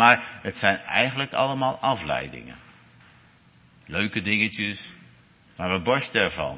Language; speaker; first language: Dutch; native; Dutch